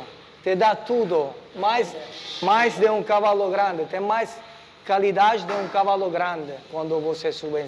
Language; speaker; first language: Portuguese; non-native, learner; Italian